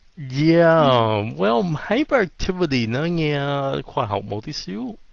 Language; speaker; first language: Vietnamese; early bilingual, heritage; Vietnamese